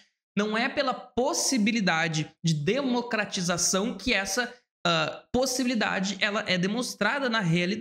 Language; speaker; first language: Portuguese; native; Portuguese